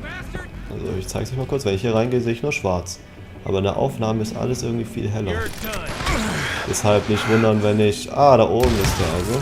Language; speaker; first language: German; native; German